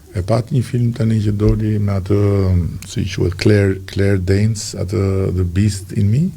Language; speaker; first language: Albanian; native; Albanian